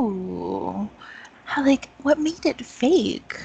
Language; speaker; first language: English; native; English